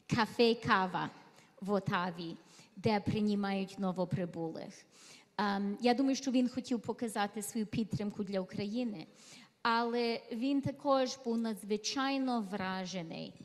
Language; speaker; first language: Ukrainian; early bilingual, heritage; Ukrainian